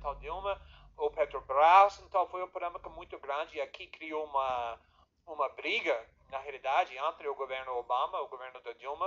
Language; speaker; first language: Portuguese; non-native, fluent; English